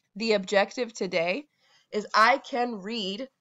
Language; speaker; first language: English; native; English